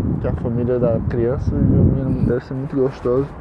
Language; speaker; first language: Portuguese; native; Portuguese